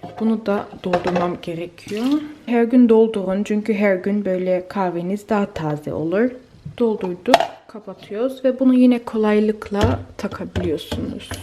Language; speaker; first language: Turkish; early bilingual, heritage; Turkish